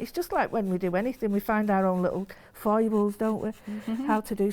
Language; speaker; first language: English; native; English